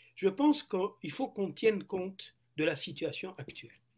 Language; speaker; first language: French; non-native, local second language; Arabic